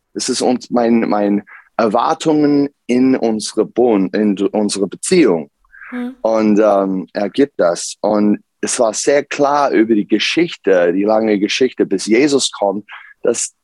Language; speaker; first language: German; non-native, learner; English